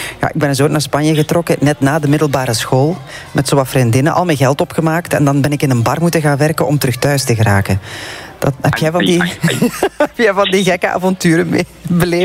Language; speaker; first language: Dutch; native; Dutch